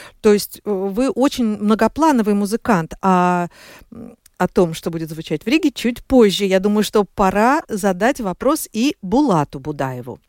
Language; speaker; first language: Russian; native; Russian